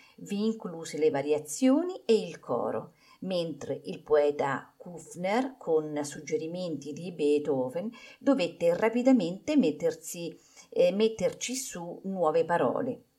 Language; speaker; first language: Italian; native; Italian